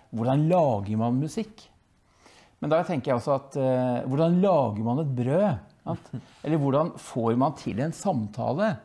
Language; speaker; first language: Norwegian; early bilingual, other home language; Dutch